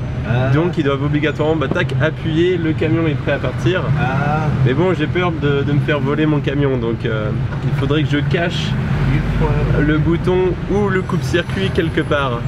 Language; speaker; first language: French; native; French